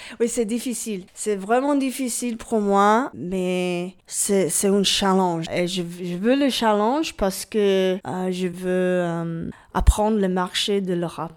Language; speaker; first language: French; non-native, learner; Chinese